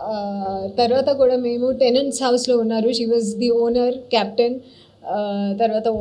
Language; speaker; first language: Telugu; non-native, learner; Hindi